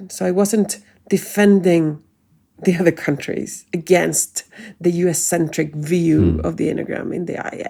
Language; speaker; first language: English; non-native, fluent; Spanish